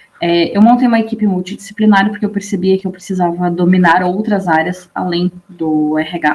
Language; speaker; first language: Portuguese; native; Portuguese